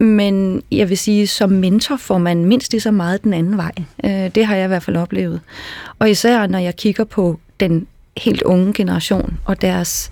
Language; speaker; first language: Danish; native; Danish